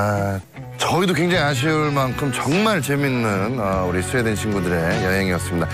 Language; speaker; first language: Korean; native; Korean